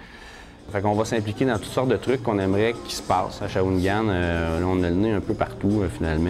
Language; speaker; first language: French; native; French